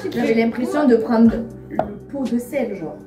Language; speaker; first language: French; native; French